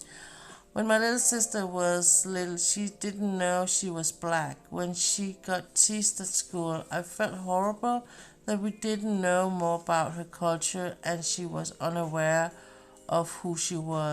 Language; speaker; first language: English; non-native, fluent; Danish